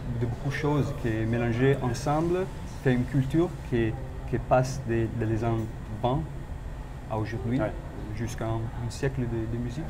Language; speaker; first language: French; non-native, fluent; Italian